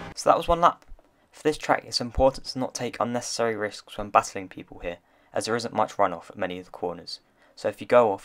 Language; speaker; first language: English; native; English